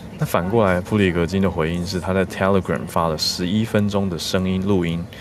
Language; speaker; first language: Chinese; native; Chinese